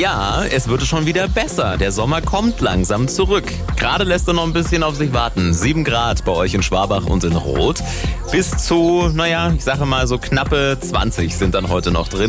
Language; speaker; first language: German; native; German